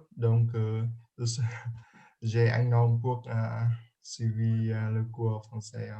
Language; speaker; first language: French; non-native, learner; Vietnamese